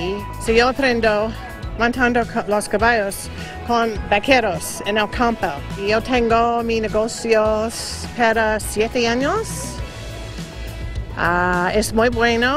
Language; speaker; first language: Spanish; non-native, learner; English